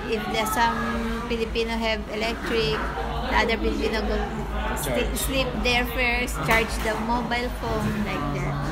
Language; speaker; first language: English; non-native, local second language; Filipino